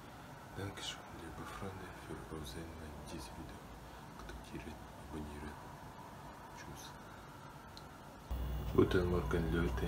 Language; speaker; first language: German; non-native, learner; Russian